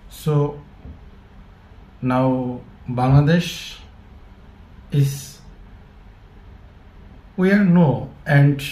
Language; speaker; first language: English; non-native, learner; Bangla